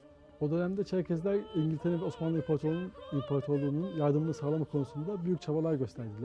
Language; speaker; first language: Turkish; native; Turkish